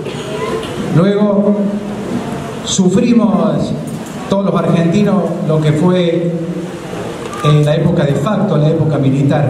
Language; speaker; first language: Spanish; native; Spanish